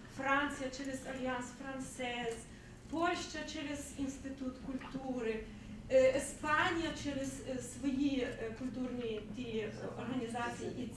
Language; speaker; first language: Ukrainian; early bilingual, heritage; Ukrainian